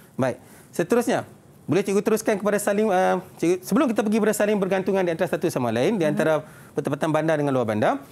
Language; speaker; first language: Malay; native; Malay